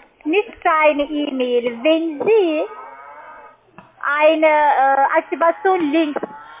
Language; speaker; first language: German; non-native, learner; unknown